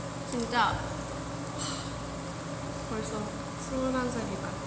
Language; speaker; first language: Korean; non-native, fluent; Thai